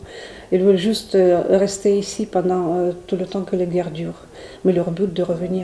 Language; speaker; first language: French; non-native, fluent; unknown